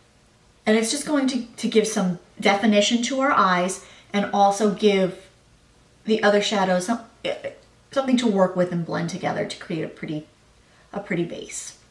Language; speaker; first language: English; native; English